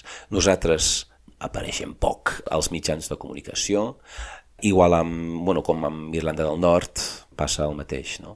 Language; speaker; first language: Catalan; non-native, fluent; English